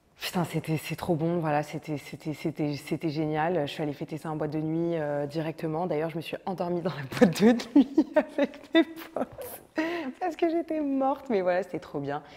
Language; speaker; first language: French; native; French